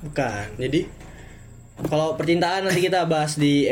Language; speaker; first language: Indonesian; native; Indonesian